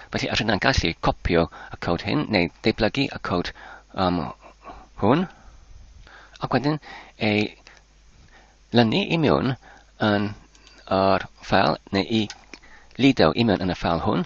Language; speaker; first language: Welsh; non-native, learner; English